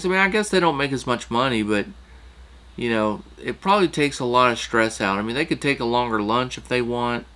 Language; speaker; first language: English; native; English